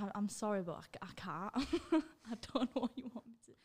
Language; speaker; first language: English; native; English